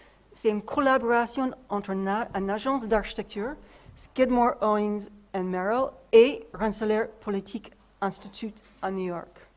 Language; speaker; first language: French; non-native, fluent; English